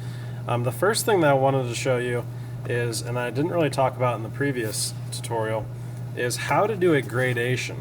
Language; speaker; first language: English; native; English